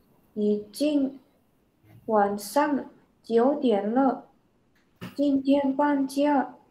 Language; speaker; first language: Chinese; non-native, learner; Indonesian